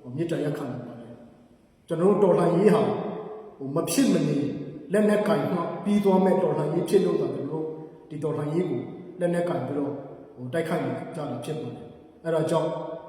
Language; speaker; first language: Burmese; non-native, local second language; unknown